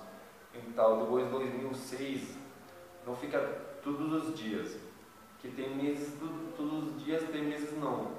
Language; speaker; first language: Portuguese; non-native, learner; Arabic